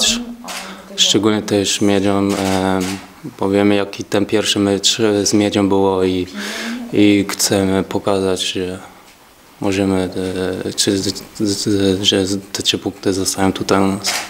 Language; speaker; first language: Polish; early bilingual, heritage; Polish